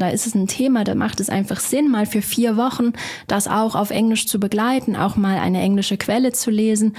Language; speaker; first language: German; native; German